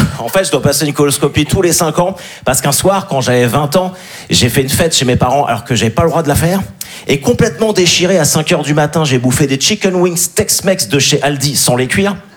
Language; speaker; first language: French; native; French